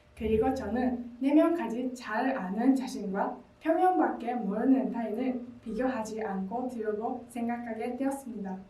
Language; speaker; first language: Korean; non-native, learner; Japanese